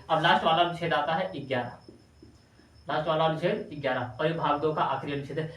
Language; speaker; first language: Hindi; native; Hindi